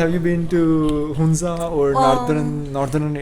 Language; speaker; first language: English; non-native, local second language; Urdu